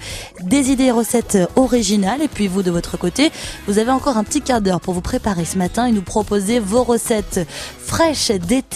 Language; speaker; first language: French; native; French